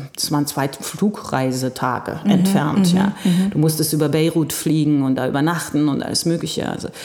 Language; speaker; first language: German; early bilingual, heritage; German